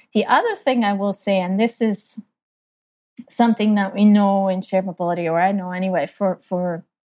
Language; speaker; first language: English; non-native, fluent; German